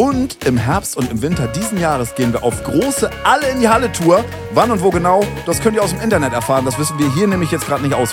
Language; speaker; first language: German; native; German